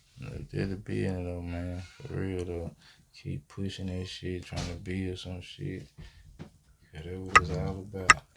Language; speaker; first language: English; native; English